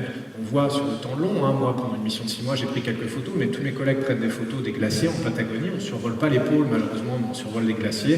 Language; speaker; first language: French; native; French